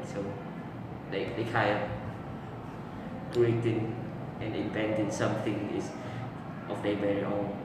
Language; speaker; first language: English; non-native, learner; Vietnamese